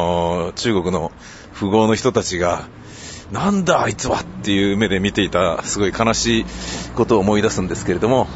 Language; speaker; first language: Japanese; native; Japanese